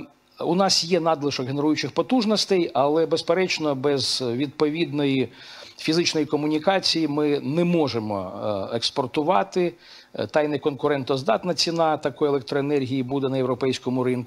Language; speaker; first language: Ukrainian; native; Ukrainian